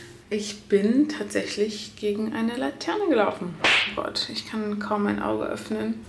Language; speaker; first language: German; native; German